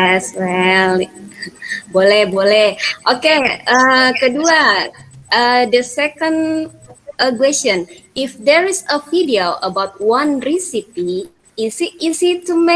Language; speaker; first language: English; non-native, fluent; Indonesian